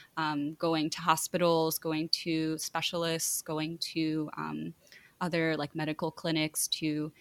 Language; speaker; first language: English; native; English